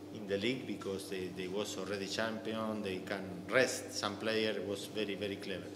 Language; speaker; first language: English; non-native, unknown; Arabic